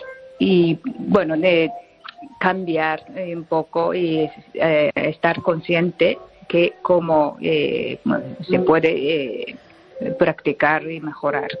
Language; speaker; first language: Spanish; non-native, fluent; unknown